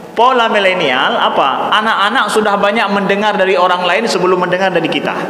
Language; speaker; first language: Malay; non-native, local second language; Achinese